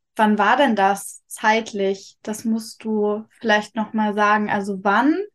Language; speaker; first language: German; native; German